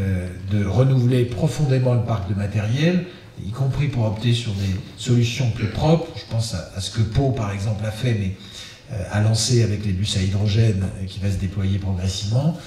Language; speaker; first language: French; native; French